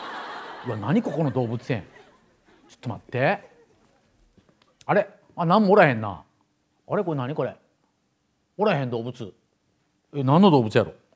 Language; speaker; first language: Japanese; native; Japanese